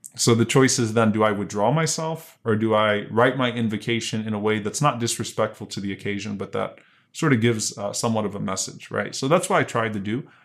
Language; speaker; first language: English; native; English